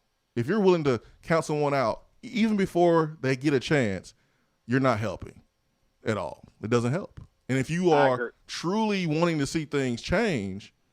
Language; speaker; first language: English; native; English